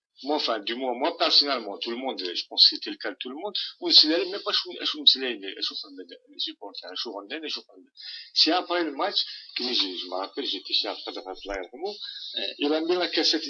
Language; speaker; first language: French; non-native, local second language; Arabic